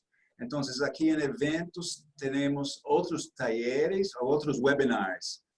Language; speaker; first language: Spanish; non-native, fluent; Portuguese